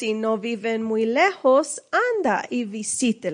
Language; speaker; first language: Spanish; early bilingual, heritage; English